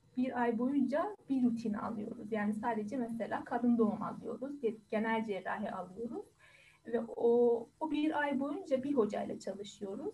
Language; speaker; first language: Turkish; non-native, fluent; Persian